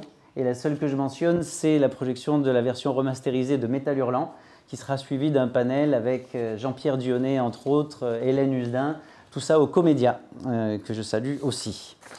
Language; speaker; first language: French; native; French